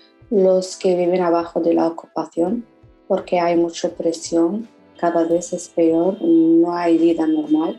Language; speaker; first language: Spanish; non-native, fluent; Arabic